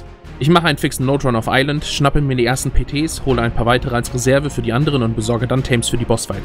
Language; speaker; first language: German; native; German